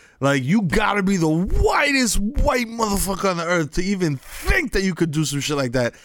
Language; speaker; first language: English; early bilingual, other home language; Spanish